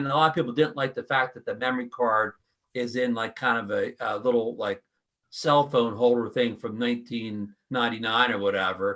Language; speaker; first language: English; native; English